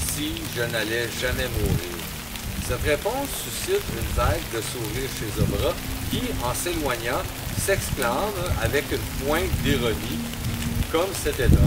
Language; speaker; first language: French; native; French